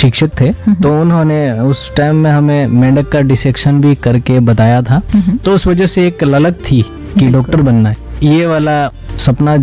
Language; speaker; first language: Hindi; native; Hindi